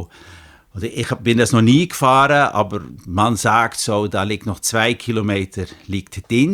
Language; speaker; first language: German; non-native, fluent; Dutch